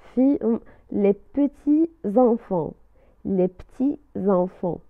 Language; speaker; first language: French; non-native, local second language; Arabic